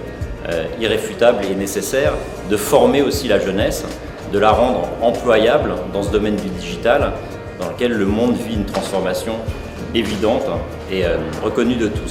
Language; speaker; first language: French; native; French